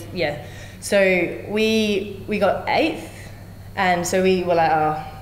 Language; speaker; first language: English; native; English